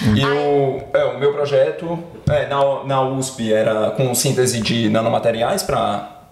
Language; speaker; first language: Portuguese; native; Portuguese